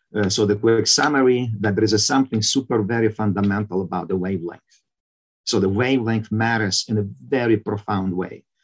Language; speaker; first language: English; non-native, fluent; Ukrainian